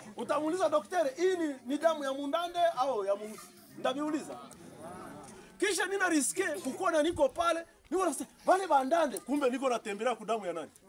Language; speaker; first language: Swahili; non-native, local second language; Kinyarwanda